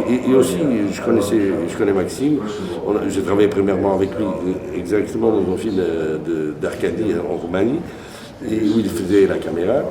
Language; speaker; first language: French; non-native, fluent; Portuguese